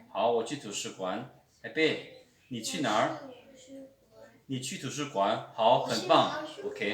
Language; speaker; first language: Chinese; non-native, fluent; Lao